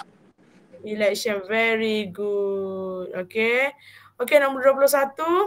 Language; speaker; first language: English; non-native, fluent; Malay